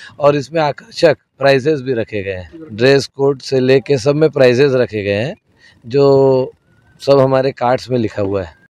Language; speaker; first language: Hindi; native; Hindi